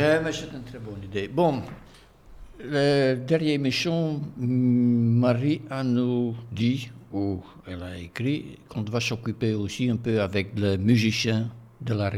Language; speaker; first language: French; non-native, fluent; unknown